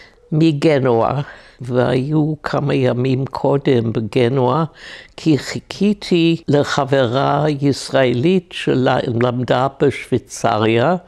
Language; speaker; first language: Hebrew; non-native, fluent; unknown